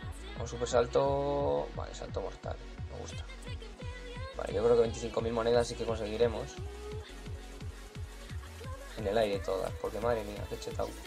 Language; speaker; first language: Spanish; native; Spanish